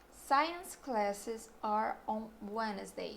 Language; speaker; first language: English; non-native, fluent; Portuguese